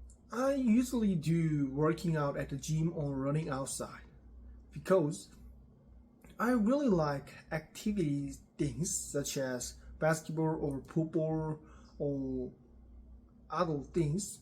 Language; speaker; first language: English; non-native, learner; Korean